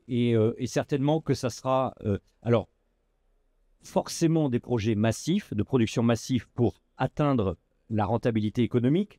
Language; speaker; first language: French; native; French